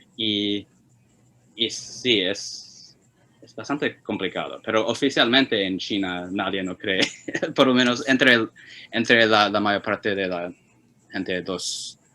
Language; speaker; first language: Spanish; non-native, fluent; Chinese